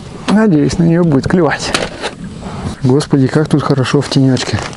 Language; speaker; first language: Russian; native; Russian